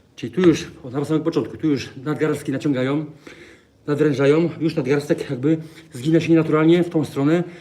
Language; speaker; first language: Polish; native; Polish